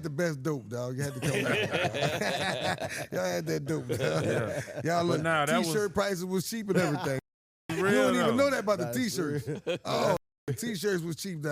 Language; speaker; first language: English; native; English